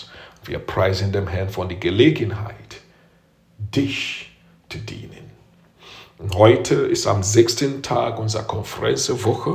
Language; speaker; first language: German; non-native, fluent; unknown